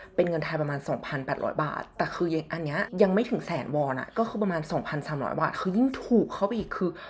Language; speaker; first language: Thai; native; Thai